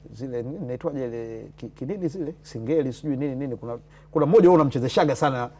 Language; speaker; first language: Swahili; native; Swahili